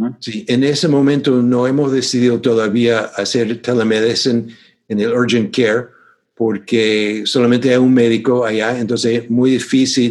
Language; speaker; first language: Spanish; non-native, fluent; English